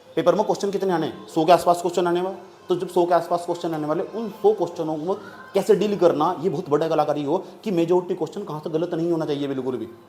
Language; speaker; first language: Hindi; native; Hindi